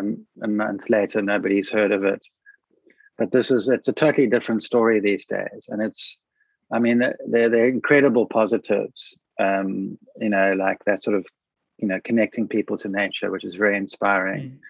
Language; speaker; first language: English; native; English